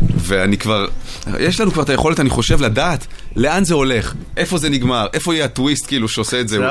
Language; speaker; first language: Hebrew; native; Hebrew